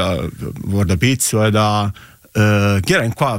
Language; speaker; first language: Icelandic; non-native, learner; Italian